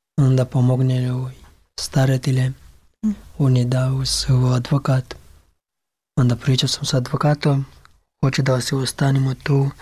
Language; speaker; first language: Serbian; non-native, learner; Pashto